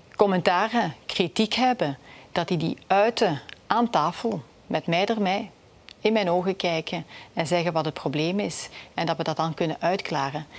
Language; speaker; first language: Dutch; native; Dutch